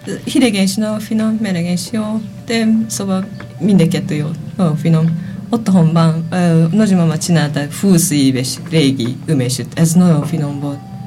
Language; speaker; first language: Hungarian; non-native, learner; Japanese